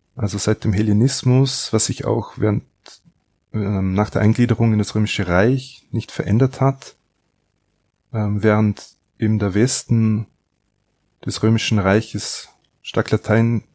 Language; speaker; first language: German; native; German